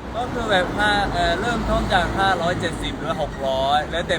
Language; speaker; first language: Thai; early bilingual, other home language; Japanese